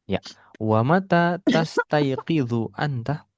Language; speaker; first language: Arabic; non-native, fluent; Indonesian